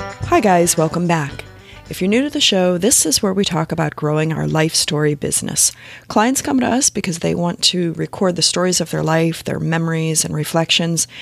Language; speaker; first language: English; native; English